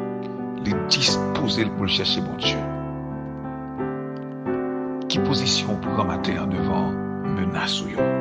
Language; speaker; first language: French; non-native, local second language; Haitian Creole